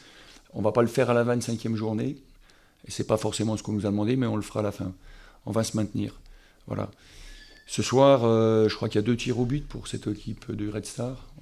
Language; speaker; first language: French; native; French